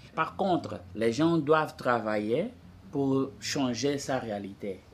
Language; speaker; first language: French; non-native, fluent; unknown